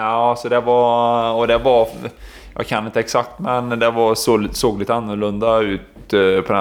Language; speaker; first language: Swedish; native; Swedish